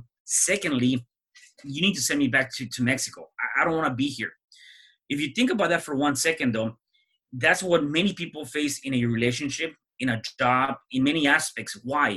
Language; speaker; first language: English; early bilingual, other home language; Spanish